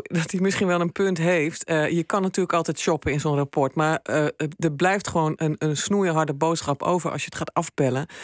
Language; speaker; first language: Dutch; native; Dutch